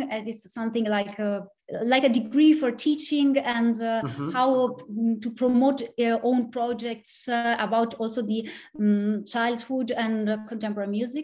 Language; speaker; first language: English; non-native, fluent; Italian